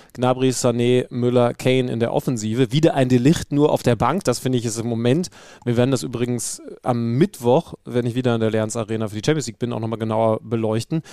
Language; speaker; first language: German; native; German